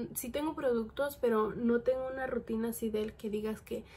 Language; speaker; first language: Spanish; early bilingual, heritage; Spanish